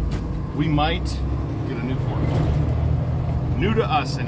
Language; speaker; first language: English; native; English